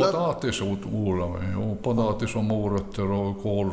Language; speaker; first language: Swedish; early bilingual, other home language; Finnish